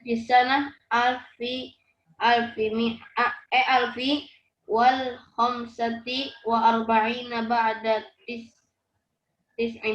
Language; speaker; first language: Arabic; non-native, learner; Indonesian